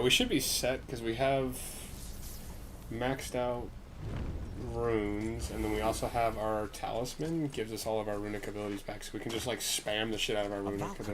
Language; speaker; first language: English; native; English